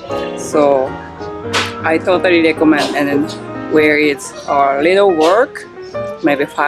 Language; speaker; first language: English; non-native, learner; Japanese